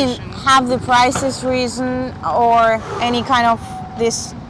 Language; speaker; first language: English; non-native, fluent; Spanish